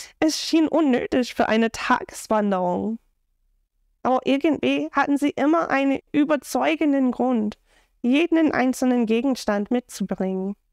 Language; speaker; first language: German; non-native, fluent; English